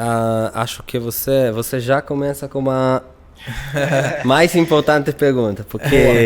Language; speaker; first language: Portuguese; non-native, learner; Hebrew